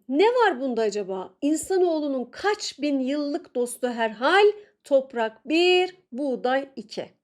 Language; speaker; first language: Turkish; native; Turkish